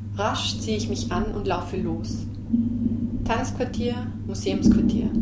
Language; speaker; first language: German; non-native, fluent; Georgian